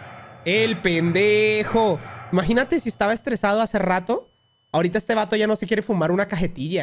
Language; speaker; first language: Spanish; native; Spanish